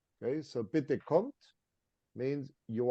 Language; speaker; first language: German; non-native, fluent; English